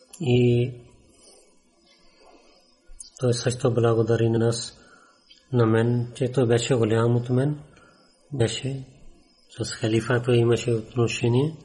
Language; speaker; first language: Bulgarian; non-native, learner; Urdu